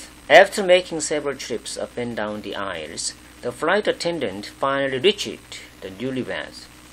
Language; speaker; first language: English; non-native, fluent; Korean